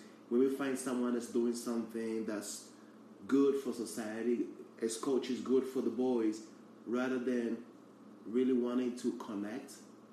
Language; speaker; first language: English; early bilingual, other home language; Portuguese